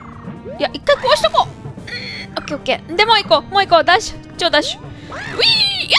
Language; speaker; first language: Japanese; native; Japanese